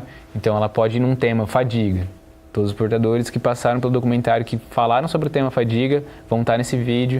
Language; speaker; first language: Portuguese; native; Portuguese